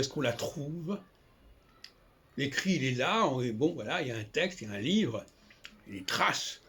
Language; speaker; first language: French; native; French